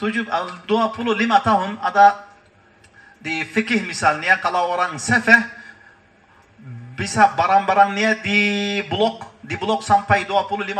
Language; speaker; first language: Indonesian; non-native, learner; Turkish